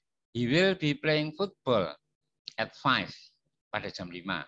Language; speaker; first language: English; non-native, fluent; Javanese